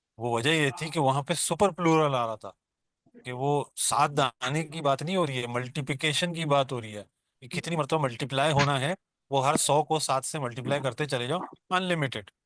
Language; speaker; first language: Urdu; non-native, local second language; Baluchi